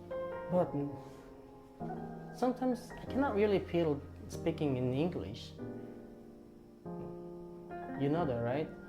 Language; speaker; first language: English; non-native, fluent; Korean